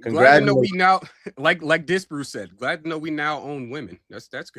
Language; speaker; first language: English; native; English